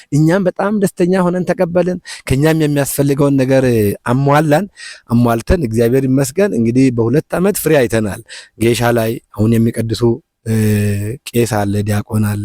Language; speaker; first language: Amharic; non-native, local second language; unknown